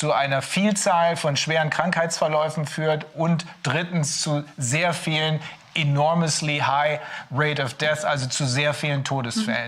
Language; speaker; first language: German; native; German